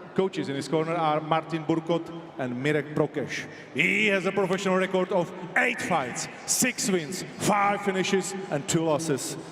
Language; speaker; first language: English; non-native, fluent; Czech